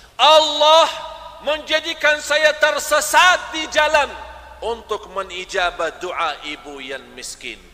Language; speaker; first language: Malay; non-native, fluent; Arabic